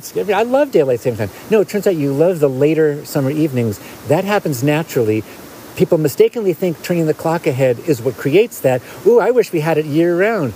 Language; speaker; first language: English; native; English